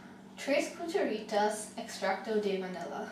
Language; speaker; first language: Spanish; non-native, learner; English